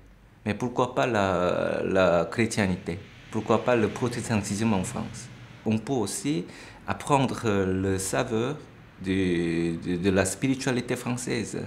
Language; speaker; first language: French; non-native, fluent; Korean